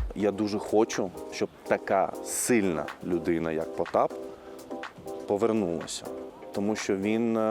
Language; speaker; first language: Ukrainian; early bilingual, heritage; Arabic